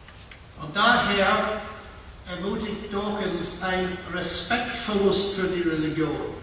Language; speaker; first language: German; non-native, fluent; English